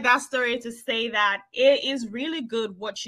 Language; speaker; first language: English; non-native, local second language; Yoruba